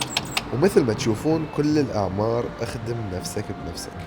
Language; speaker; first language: Arabic; native; Arabic